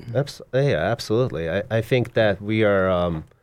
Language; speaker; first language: English; early bilingual, other home language; Russian